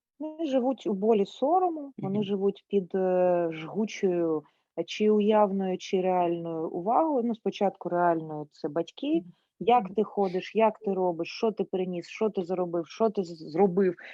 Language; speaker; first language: Ukrainian; non-native, local second language; Russian